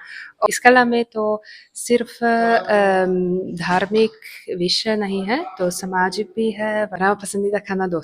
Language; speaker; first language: Hindi; non-native, fluent; Italian